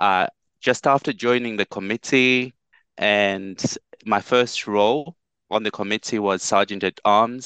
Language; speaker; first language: English; non-native, local second language; Bemba